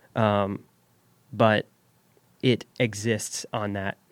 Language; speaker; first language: English; native; English